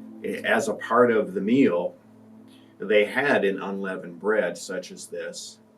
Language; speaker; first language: English; native; English